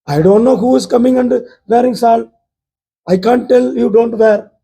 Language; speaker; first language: English; non-native, local second language; Tamil